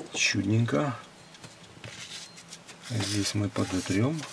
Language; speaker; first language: Russian; native; Russian